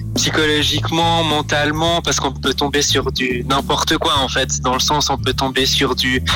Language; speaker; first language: French; native; French